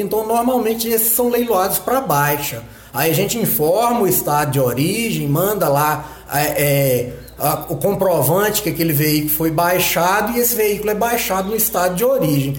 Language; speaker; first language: Portuguese; native; Portuguese